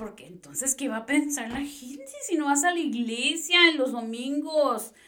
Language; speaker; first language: Spanish; early bilingual, heritage; Spanish